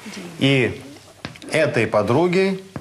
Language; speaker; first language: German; non-native, fluent; Russian